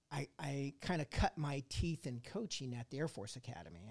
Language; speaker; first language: English; native; English